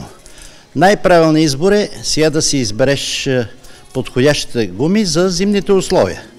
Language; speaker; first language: Bulgarian; native; Bulgarian